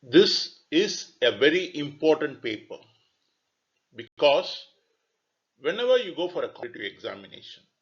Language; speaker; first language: English; non-native, local second language; Tamil